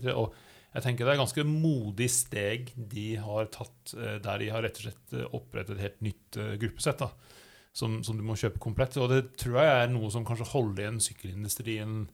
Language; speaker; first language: Norwegian; non-native, fluent; English